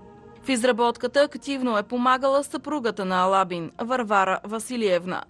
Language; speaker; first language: Bulgarian; native; Bulgarian